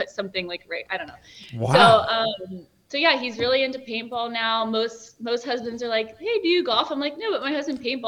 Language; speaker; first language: English; native; English